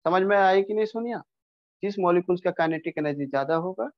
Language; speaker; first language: Hindi; non-native, local second language; Bangla